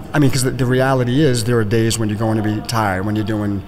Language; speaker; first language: English; native; English